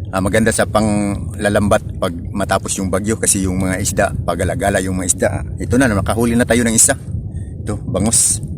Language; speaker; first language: Filipino; non-native, local second language; Cebuano